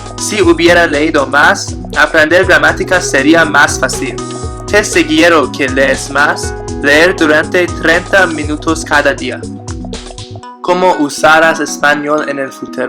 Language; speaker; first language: Spanish; non-native, learner; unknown